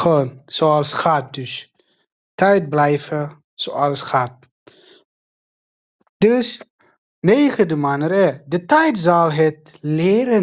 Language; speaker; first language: Dutch; non-native, fluent; Tigrinya